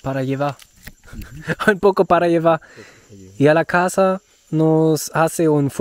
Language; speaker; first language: Spanish; non-native, learner; German